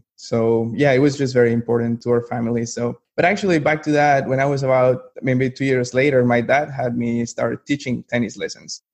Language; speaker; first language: English; non-native, fluent; Spanish